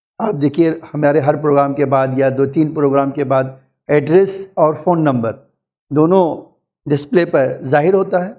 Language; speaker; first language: Urdu; native; Urdu